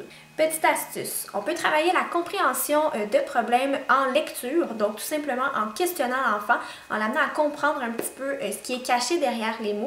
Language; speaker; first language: French; native; French